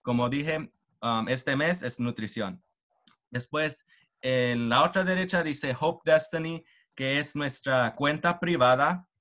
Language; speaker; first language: Spanish; early bilingual, heritage; Spanish